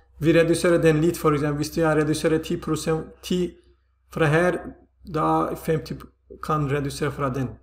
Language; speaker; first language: Swedish; non-native, fluent; Turkish